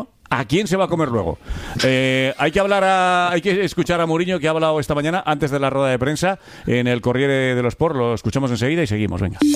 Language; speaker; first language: Spanish; native; Spanish